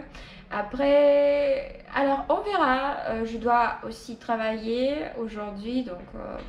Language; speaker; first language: French; non-native, fluent; Russian